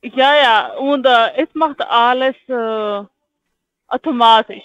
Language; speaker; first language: German; non-native, learner; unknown